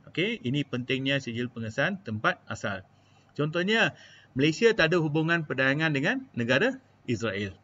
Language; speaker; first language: Malay; non-native, local second language; Malayalam